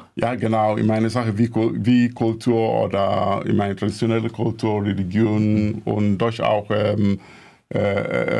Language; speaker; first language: German; non-native, fluent; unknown